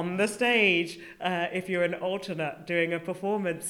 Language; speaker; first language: English; native; English